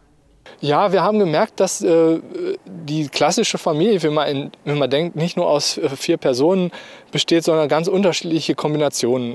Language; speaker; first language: German; native; German